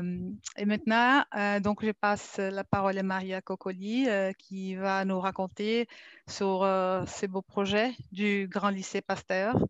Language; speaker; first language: French; non-native, fluent; Portuguese